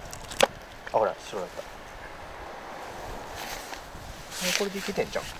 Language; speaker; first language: Japanese; native; Japanese